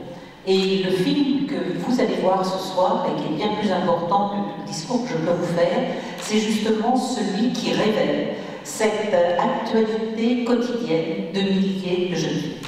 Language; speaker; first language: French; native; French